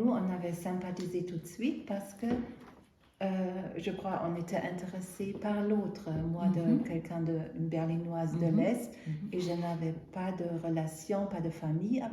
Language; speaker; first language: French; non-native, fluent; German